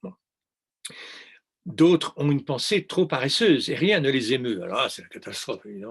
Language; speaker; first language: French; native; French